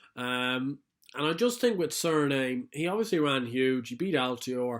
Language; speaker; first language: English; native; English